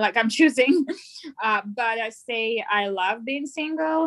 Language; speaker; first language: English; non-native, fluent; Russian